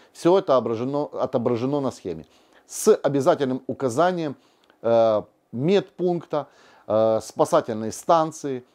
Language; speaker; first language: Russian; native; Russian